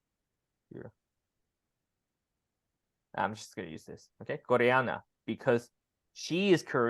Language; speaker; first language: English; non-native, fluent; Chinese